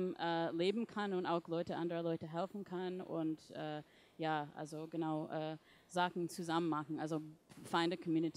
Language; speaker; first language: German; non-native, fluent; English